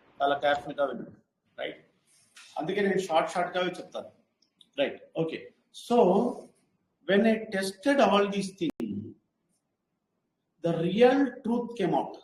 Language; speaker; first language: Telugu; non-native, learner; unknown